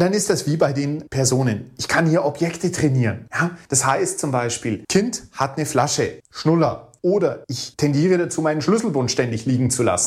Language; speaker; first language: German; native; German